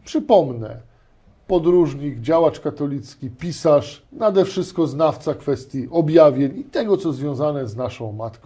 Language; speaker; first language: Polish; native; Polish